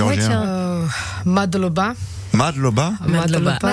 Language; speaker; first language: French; non-native, learner; Georgian